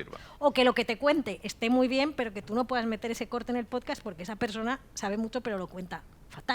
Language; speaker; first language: Spanish; native; Spanish